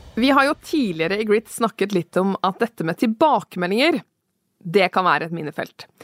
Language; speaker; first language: Norwegian; native; Norwegian